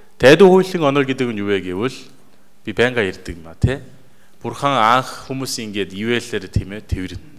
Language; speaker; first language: Mongolian; native; Mongolian